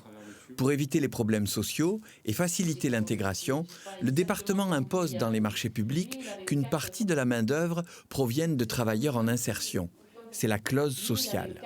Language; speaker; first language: French; native; French